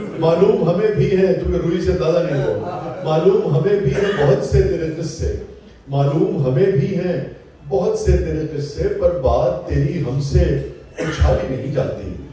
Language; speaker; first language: Urdu; non-native, local second language; Punjabi